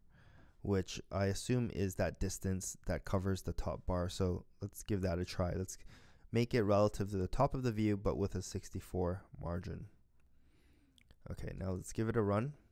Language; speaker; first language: English; native; English